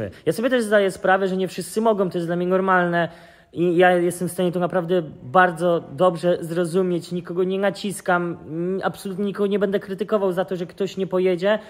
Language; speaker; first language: Polish; native; Polish